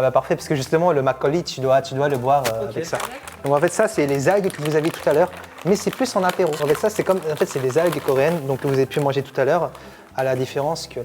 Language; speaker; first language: French; native; French